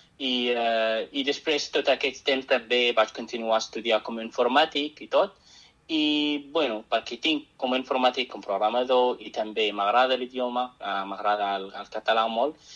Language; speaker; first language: Catalan; non-native, fluent; Arabic